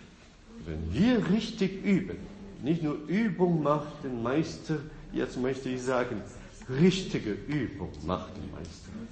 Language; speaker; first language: German; non-native, fluent; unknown